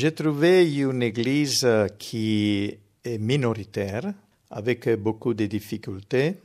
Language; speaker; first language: French; non-native, fluent; Italian